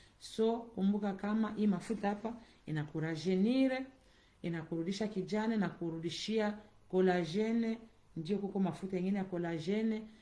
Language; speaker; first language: Swahili; native; Swahili